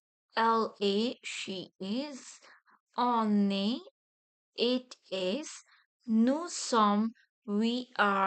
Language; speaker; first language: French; non-native, fluent; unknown